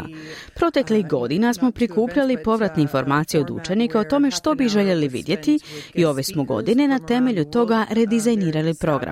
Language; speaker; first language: Serbian; native; Serbian